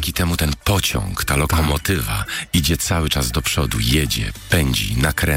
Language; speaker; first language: Polish; native; Polish